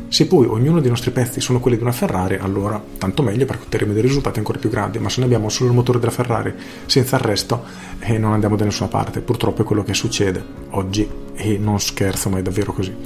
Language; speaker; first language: Italian; native; Italian